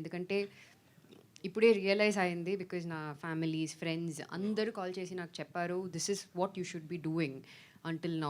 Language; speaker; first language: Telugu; non-native, fluent; Tamil